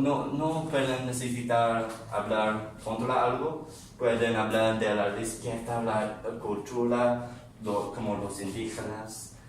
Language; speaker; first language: Spanish; non-native, learner; English